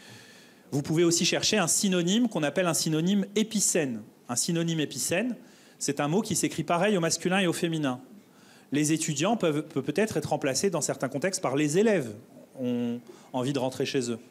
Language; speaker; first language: French; native; French